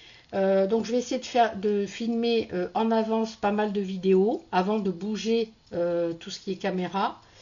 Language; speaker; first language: French; native; French